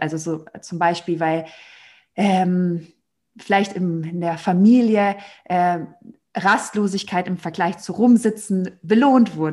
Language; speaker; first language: German; native; German